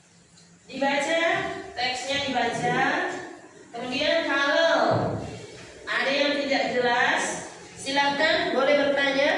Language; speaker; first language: Indonesian; native; Indonesian